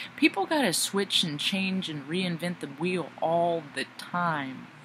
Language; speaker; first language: English; native; English